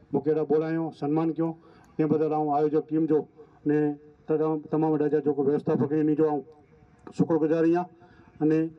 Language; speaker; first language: Gujarati; non-native, local second language; Kachhi